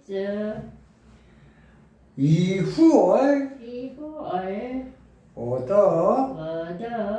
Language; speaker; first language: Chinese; non-native, learner; Korean